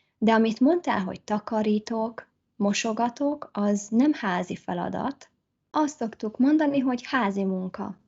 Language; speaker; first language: Hungarian; native; Hungarian